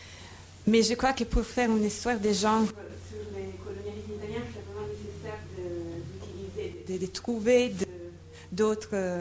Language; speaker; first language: French; non-native, fluent; Italian